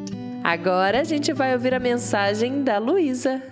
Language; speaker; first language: Portuguese; native; Portuguese